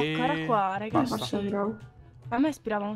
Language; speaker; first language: Italian; native; Italian